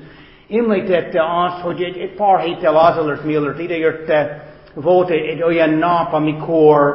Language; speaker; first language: Hungarian; non-native, fluent; English